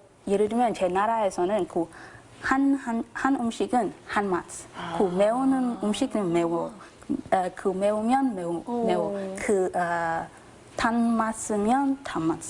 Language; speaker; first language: Korean; non-native, learner; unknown